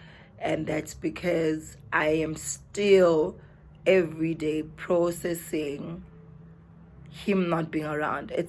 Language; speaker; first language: English; non-native, local second language; Zulu